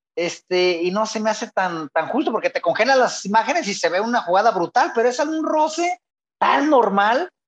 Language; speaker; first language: Spanish; native; Spanish